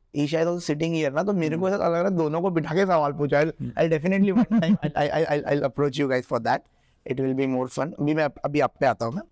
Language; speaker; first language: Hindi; non-native, local second language; Marathi